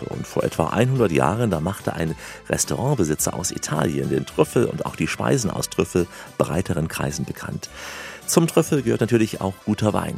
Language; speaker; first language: German; native; German